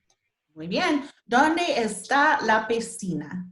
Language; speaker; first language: Spanish; non-native, fluent; English